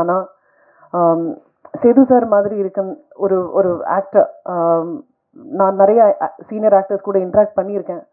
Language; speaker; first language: Tamil; non-native, fluent; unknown